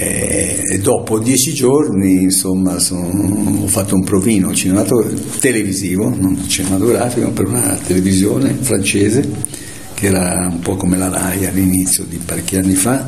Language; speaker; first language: Italian; native; Italian